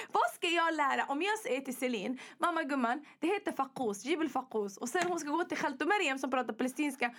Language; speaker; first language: Swedish; native; Swedish